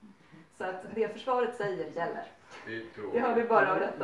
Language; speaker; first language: Swedish; native; Swedish